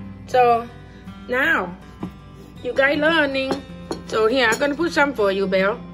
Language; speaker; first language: English; non-native, learner; Thai